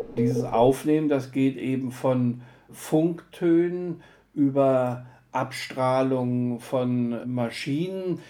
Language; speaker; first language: German; native; German